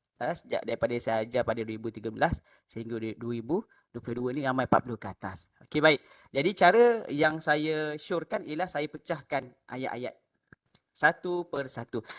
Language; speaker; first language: Malay; native; Malay